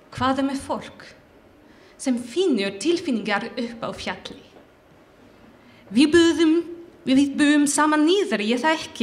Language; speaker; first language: Icelandic; non-native, learner; French